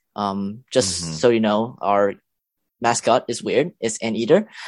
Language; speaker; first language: English; non-native, local second language; Cantonese